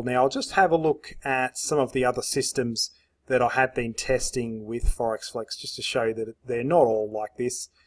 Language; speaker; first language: English; native; English